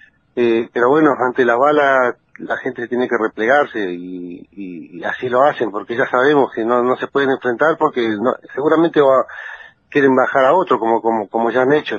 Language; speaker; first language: Spanish; native; Spanish